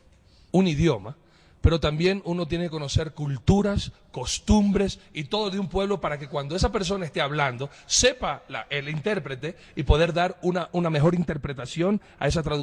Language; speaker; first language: Spanish; native; Spanish